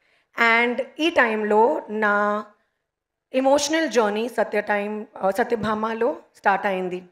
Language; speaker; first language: Telugu; non-native, local second language; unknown